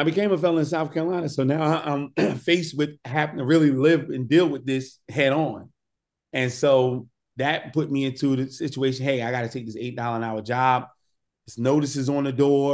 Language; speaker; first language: English; native; English